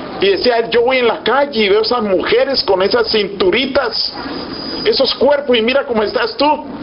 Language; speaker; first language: Spanish; native; Spanish